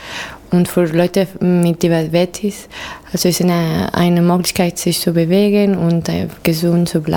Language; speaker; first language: German; non-native, fluent; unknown